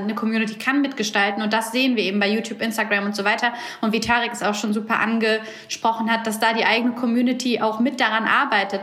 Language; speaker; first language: German; native; German